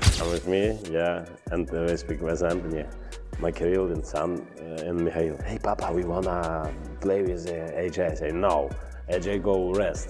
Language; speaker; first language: English; non-native, learner; Ukrainian